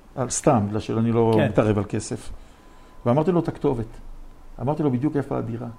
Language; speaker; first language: Hebrew; native; Hebrew